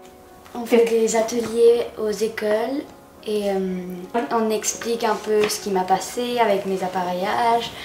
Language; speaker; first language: French; early bilingual, other home language; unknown